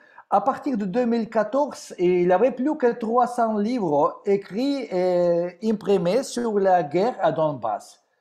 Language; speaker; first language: French; non-native, fluent; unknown